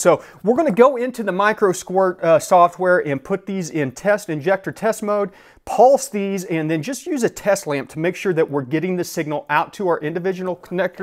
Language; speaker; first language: English; native; English